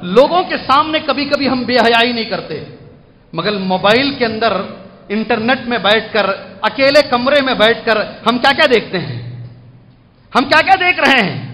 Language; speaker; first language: Urdu; native; Urdu